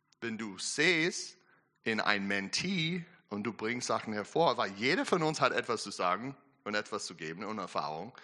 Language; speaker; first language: German; non-native, learner; English